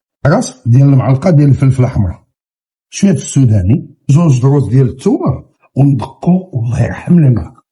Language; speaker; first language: Arabic; native; Arabic